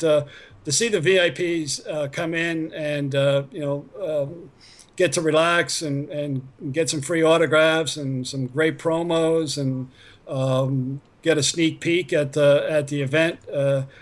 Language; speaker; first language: English; native; English